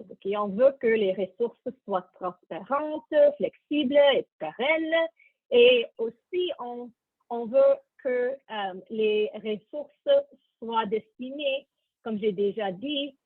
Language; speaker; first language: French; non-native, learner; English